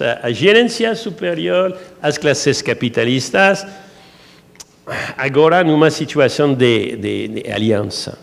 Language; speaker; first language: Portuguese; non-native, learner; French